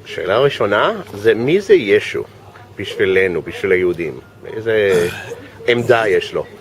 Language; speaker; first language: Hebrew; non-native, fluent; English